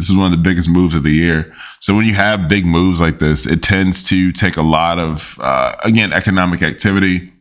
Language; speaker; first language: English; native; English